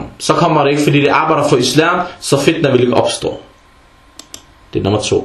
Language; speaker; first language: Danish; early bilingual, other home language; Arabic